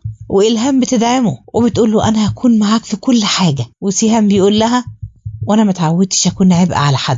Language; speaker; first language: Arabic; native; Arabic